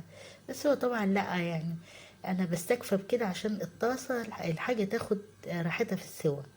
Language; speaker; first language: Arabic; native; Arabic